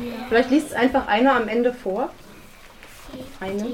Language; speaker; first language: German; native; German